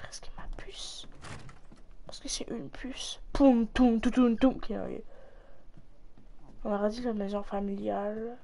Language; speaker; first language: French; native; French